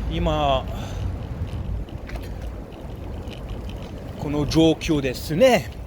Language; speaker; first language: Japanese; non-native, learner; French